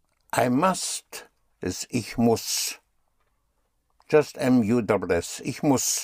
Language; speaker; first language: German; non-native, fluent; English